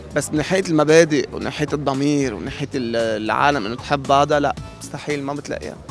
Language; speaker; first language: Arabic; native; Arabic